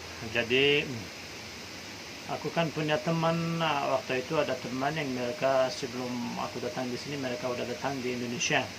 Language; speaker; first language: Indonesian; non-native, fluent; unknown